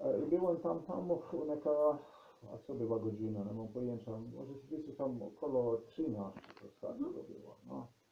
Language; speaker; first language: Polish; non-native, learner; Slovenian